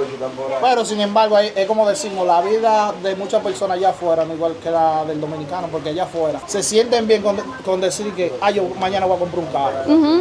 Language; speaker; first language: Spanish; native; Spanish